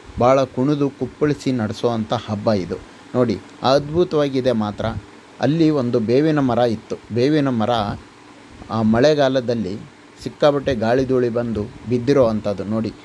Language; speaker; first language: Kannada; non-native, local second language; Lambadi